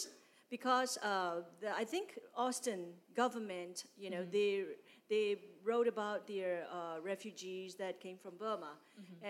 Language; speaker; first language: English; non-native, fluent; Burmese